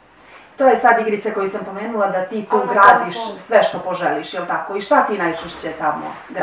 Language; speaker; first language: Croatian; native; Croatian